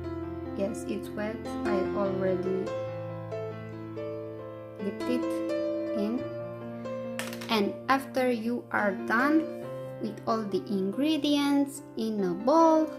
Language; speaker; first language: English; non-native, fluent; Romanian